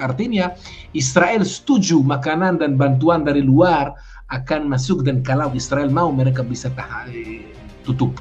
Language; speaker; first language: Indonesian; non-native, fluent; Hebrew